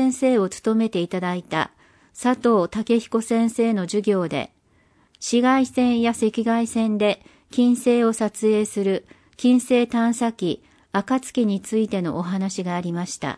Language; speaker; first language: Japanese; native; Japanese